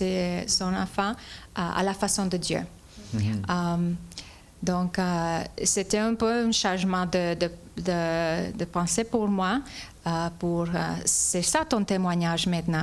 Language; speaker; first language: French; non-native, fluent; English